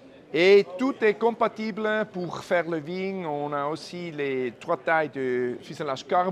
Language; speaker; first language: French; non-native, fluent; German